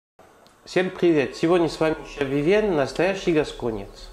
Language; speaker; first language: Russian; non-native, learner; French